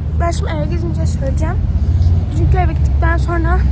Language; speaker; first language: Turkish; early bilingual, heritage; Turkish